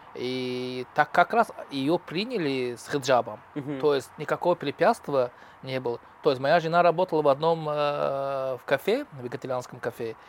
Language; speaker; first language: Russian; non-native, local second language; Tajik